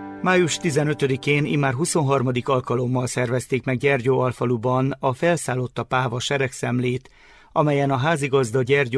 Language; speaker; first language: Hungarian; native; Hungarian